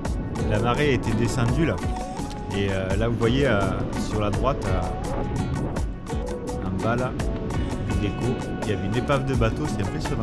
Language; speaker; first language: French; native; French